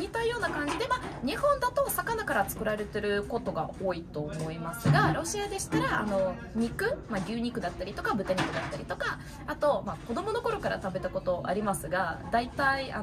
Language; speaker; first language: Japanese; non-native, fluent; Russian